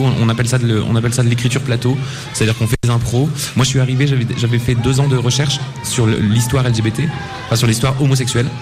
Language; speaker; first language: French; native; French